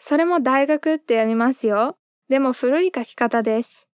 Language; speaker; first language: Japanese; non-native, fluent; Portuguese